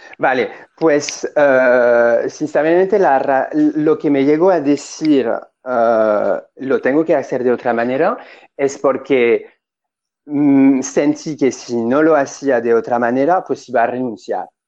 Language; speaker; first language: Spanish; non-native, fluent; French